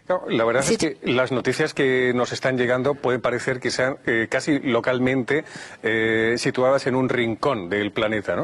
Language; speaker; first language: Spanish; native; Spanish